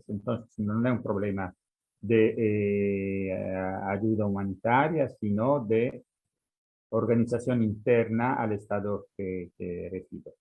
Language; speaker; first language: Spanish; non-native, fluent; Italian